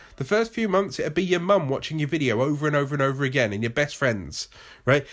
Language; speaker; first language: English; native; English